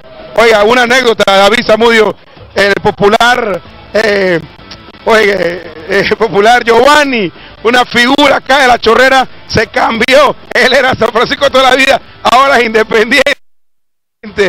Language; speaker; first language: Spanish; native; Spanish